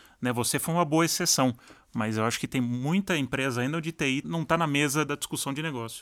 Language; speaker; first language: Portuguese; native; Portuguese